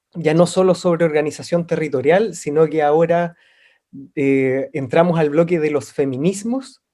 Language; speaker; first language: Spanish; native; Spanish